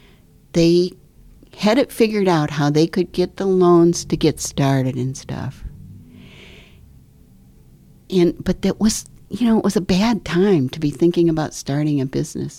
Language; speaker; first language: English; native; English